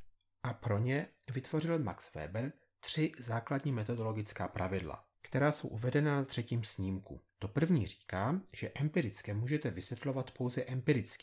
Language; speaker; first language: Czech; native; Czech